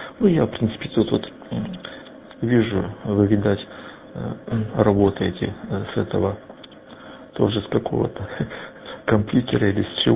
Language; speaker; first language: Russian; native; Russian